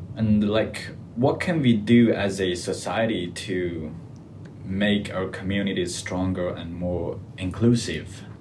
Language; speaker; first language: English; non-native, fluent; Persian